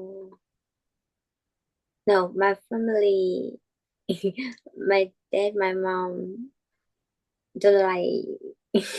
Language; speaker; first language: English; non-native, learner; Vietnamese